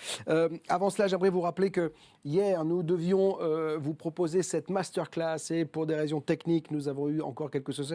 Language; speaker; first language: French; native; French